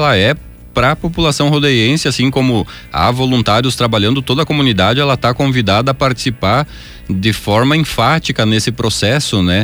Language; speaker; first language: Portuguese; native; Portuguese